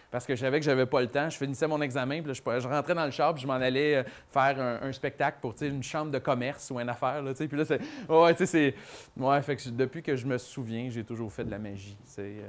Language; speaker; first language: French; native; French